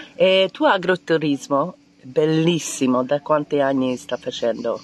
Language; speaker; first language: Italian; non-native, learner; English